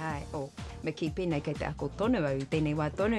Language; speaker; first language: Māori; non-native, local second language; English